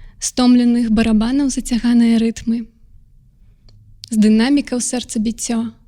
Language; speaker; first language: Belarusian; non-native, local second language; Russian